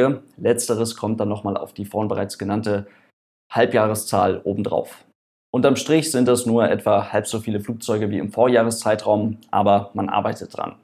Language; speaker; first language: German; native; German